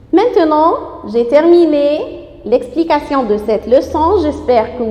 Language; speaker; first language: French; non-native, fluent; Arabic